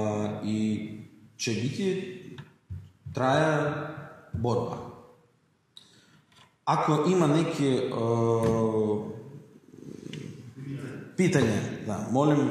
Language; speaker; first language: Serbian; non-native, learner; Russian